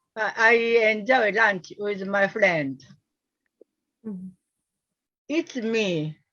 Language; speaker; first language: English; non-native, learner; Japanese